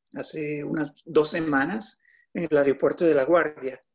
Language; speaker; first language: Spanish; native; Spanish